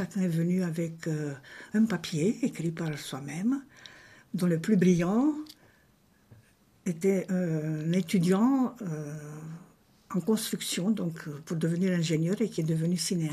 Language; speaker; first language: French; non-native, fluent; Romanian